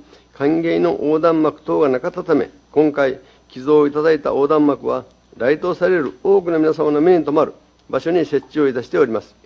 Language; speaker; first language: Japanese; native; Japanese